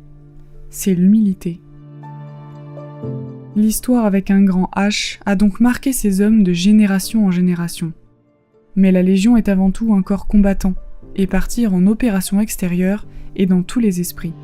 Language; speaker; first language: French; native; French